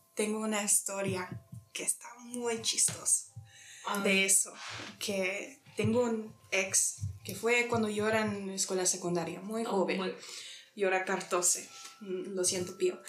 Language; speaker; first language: Spanish; early bilingual, heritage; English